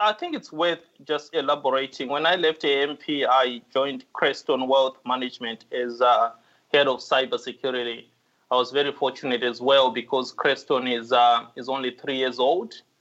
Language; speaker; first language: English; non-native, local second language; Shona